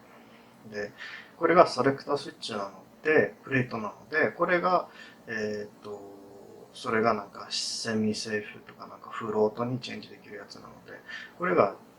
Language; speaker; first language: Japanese; non-native, fluent; English